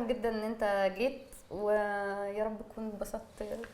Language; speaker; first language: Arabic; native; Arabic